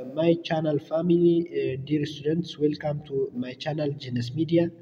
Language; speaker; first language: English; non-native, learner; Amharic